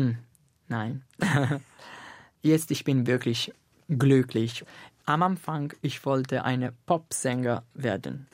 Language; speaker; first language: German; non-native, fluent; Italian